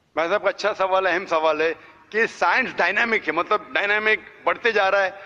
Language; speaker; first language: Hindi; non-native, local second language; Konkani